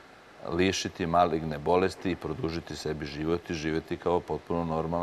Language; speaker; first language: Croatian; native; Croatian